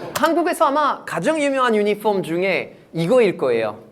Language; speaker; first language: Korean; non-native, fluent; French